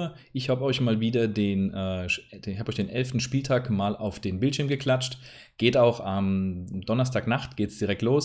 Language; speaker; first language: German; native; German